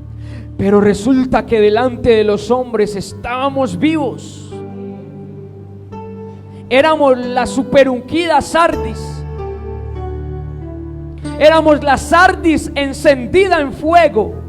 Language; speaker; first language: Spanish; native; Spanish